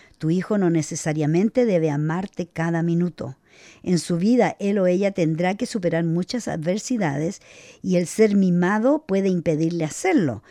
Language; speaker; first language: Spanish; non-native, fluent; Italian